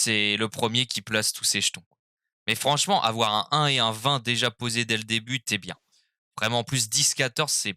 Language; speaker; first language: French; native; French